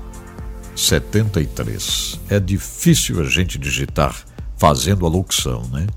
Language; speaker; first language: Portuguese; native; Portuguese